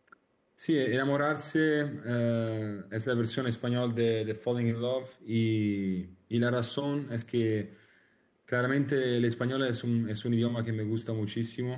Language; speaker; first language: Spanish; non-native, learner; Italian